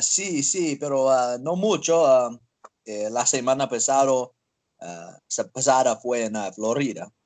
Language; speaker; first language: Spanish; non-native, learner; English